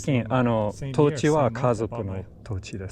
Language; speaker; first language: Japanese; non-native, learner; English